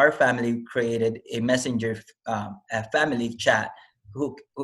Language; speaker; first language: English; non-native, local second language; Filipino